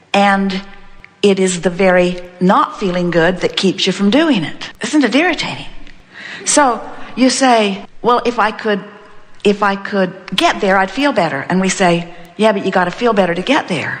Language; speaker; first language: English; native; English